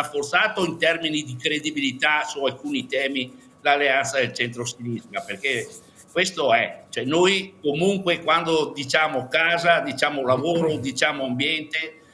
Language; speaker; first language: Italian; native; Italian